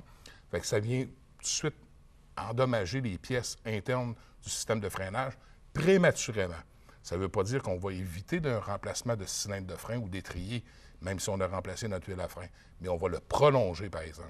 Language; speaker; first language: French; native; French